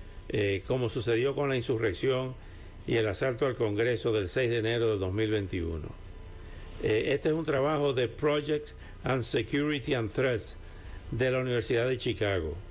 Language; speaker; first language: Spanish; native; Spanish